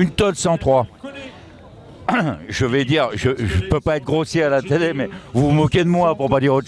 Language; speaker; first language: French; native; French